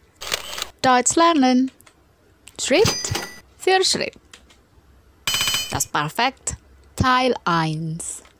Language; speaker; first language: German; non-native, fluent; Indonesian